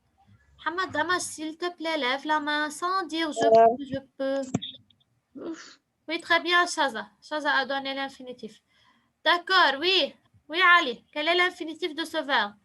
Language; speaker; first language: French; non-native, local second language; Arabic